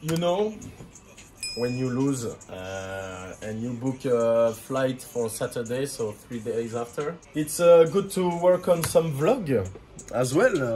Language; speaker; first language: English; non-native, fluent; French